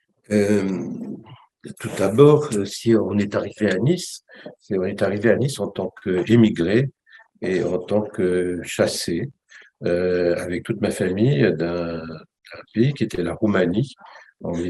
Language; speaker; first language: French; early bilingual, other home language; Romanian